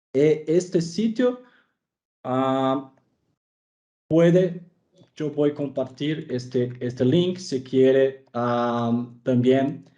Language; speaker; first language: Spanish; non-native, fluent; Portuguese